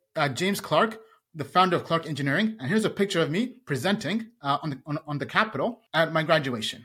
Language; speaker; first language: English; early bilingual, other home language; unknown